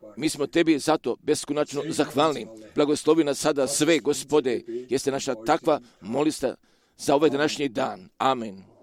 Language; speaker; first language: Croatian; early bilingual, heritage; Croatian